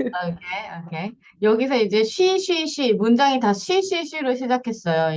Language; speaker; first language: Korean; native; Korean